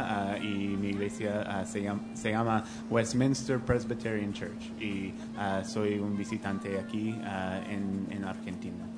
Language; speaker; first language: Spanish; non-native, fluent; English